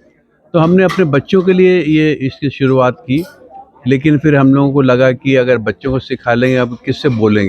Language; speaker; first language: Hindi; native; Hindi